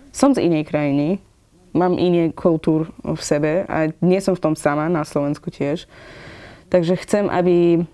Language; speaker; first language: Slovak; non-native, fluent; Persian